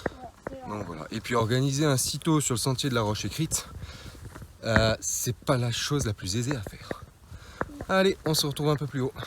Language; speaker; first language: French; native; French